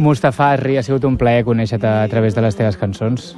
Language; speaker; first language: Catalan; native; Catalan